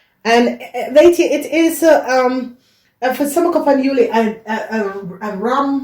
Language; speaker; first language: Dutch; non-native, learner; English